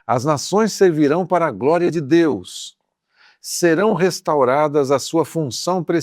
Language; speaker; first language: Portuguese; native; Portuguese